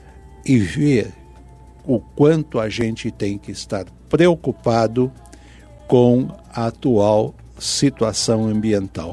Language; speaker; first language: Portuguese; native; Portuguese